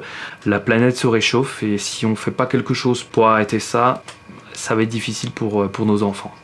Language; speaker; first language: French; native; French